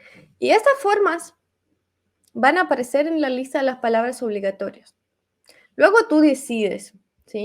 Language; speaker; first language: Spanish; non-native, fluent; Russian